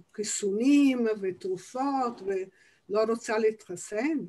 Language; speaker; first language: Hebrew; non-native, fluent; Italian